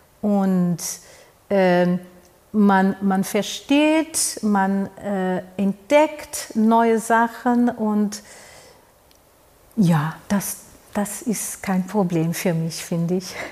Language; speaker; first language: German; non-native, fluent; Portuguese